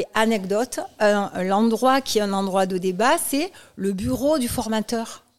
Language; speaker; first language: French; native; French